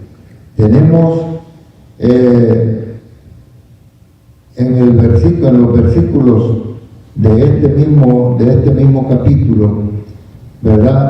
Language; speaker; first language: Spanish; native; Spanish